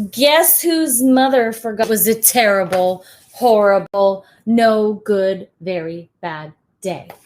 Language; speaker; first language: English; native; English